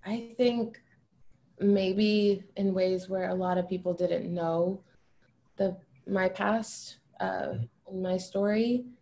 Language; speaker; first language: English; early bilingual, other home language; Albanian